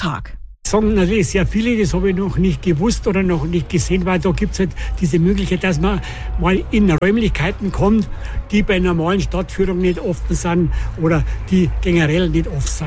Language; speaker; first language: German; native; German